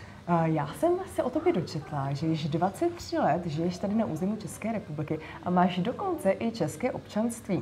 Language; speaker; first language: Czech; native; Czech